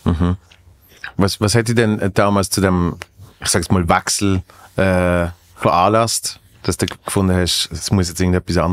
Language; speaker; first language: German; native; German